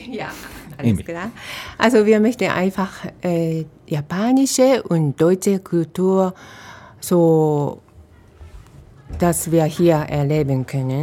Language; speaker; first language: German; non-native, fluent; Japanese